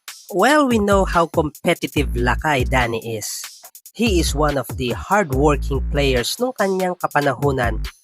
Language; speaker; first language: English; non-native, local second language; Filipino